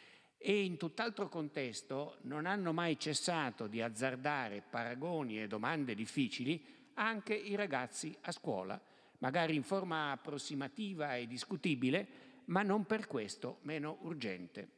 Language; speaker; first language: Italian; native; Italian